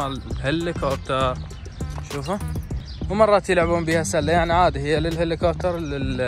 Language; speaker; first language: Arabic; native; Arabic